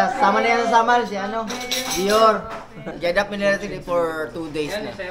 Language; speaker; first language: Filipino; non-native, local second language; Cebuano